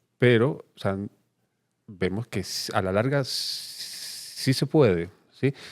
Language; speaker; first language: Spanish; native; Spanish